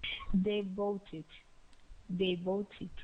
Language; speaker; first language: English; non-native, learner; Spanish